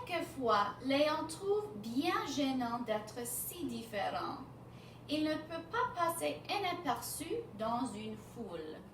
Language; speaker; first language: French; non-native, fluent; English